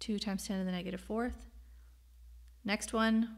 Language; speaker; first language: English; native; English